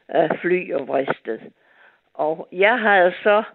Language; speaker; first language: Danish; native; Danish